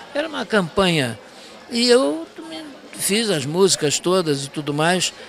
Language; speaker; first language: Portuguese; native; Portuguese